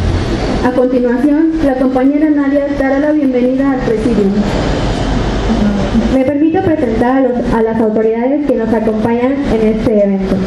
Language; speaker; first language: Spanish; native; Spanish